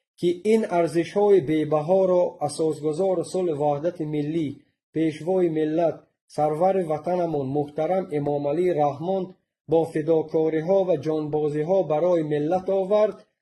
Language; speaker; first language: Tajik; non-native, local second language; Shughni